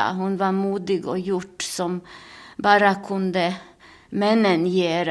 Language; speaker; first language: Swedish; non-native, fluent; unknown